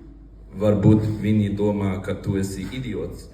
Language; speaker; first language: Latvian; early bilingual, heritage; Swedish